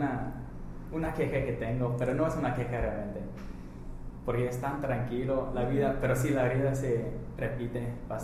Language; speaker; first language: Spanish; non-native, fluent; English